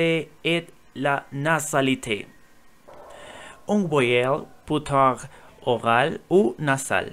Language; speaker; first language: French; non-native, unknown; Spanish